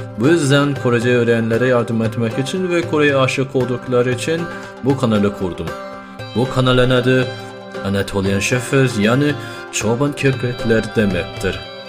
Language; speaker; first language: Turkish; non-native, learner; Korean